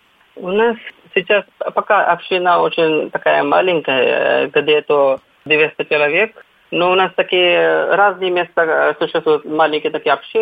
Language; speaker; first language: Russian; non-native, fluent; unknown